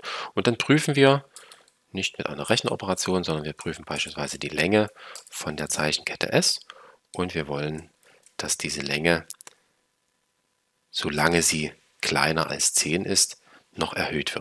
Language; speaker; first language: German; native; German